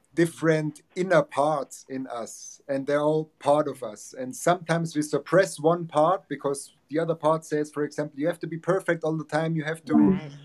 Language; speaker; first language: English; non-native, fluent; German